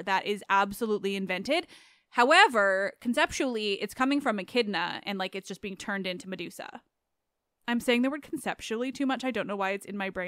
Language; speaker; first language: English; native; English